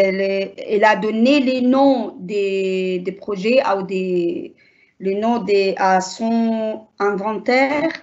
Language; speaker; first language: French; non-native, learner; Arabic